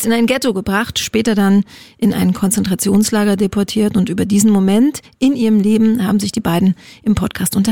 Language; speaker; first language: German; native; German